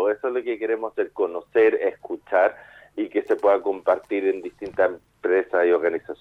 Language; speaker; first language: Spanish; native; Spanish